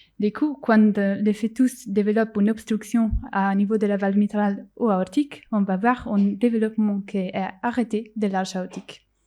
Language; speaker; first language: French; non-native, fluent; Italian